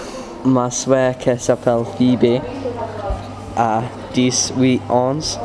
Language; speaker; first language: French; non-native, learner; English